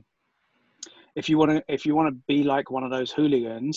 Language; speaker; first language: English; native; English